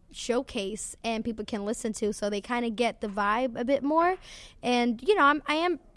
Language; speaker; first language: English; non-native, fluent; Swedish